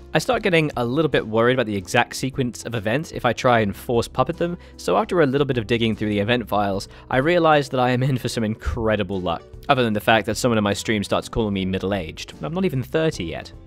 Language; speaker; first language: English; native; English